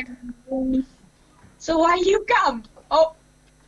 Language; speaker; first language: English; non-native, learner; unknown